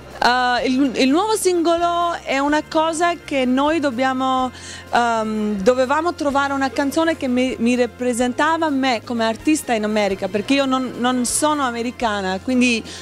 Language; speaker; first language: Italian; non-native, learner; Albanian